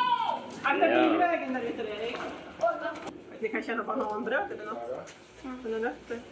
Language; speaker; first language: Swedish; native; Swedish